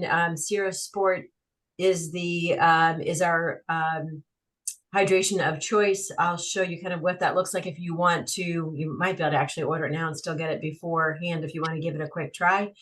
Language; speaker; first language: English; native; English